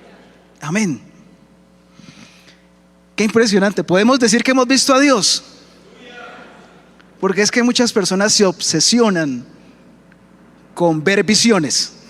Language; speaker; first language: Spanish; native; Spanish